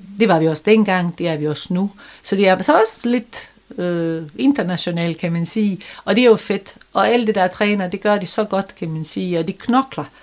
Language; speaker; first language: Danish; non-native, fluent; Bosnian